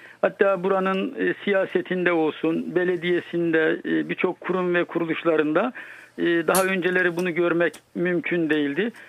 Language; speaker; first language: Turkish; native; Turkish